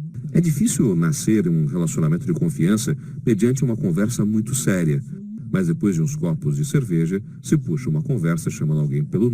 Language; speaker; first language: Portuguese; native; Portuguese